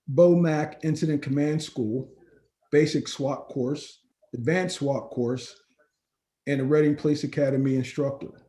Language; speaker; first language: English; native; English